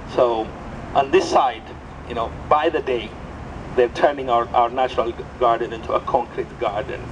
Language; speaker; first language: English; non-native, fluent; Amharic